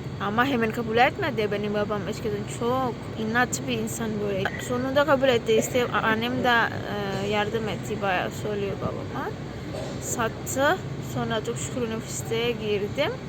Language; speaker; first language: Turkish; non-native, learner; Indonesian